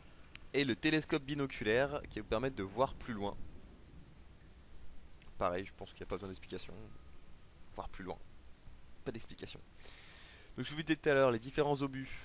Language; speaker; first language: French; native; French